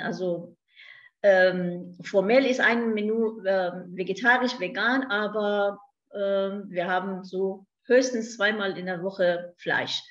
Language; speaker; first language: German; non-native, fluent; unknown